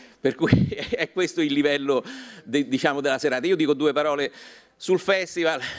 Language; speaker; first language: Italian; native; Italian